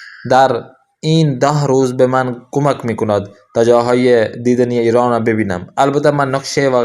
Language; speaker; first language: Persian; non-native, fluent; Urdu